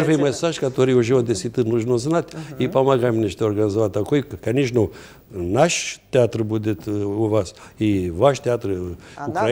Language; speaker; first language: Russian; non-native, fluent; Romanian